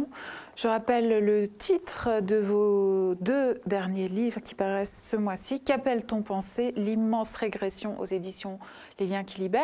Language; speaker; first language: French; native; French